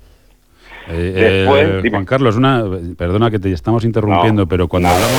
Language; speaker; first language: Spanish; native; Spanish